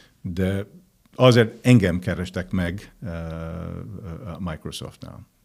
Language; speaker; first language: Hungarian; non-native, fluent; English